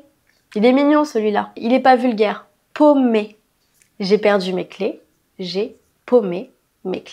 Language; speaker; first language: French; native; French